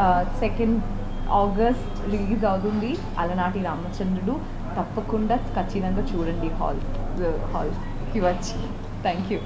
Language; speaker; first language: Telugu; non-native, learner; Bangla